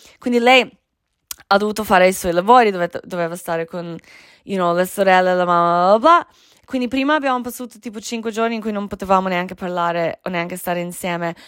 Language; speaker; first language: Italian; non-native, fluent; Croatian